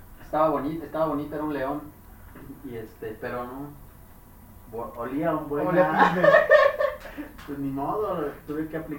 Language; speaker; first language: Spanish; native; Spanish